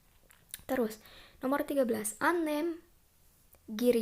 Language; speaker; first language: Turkish; non-native, fluent; Indonesian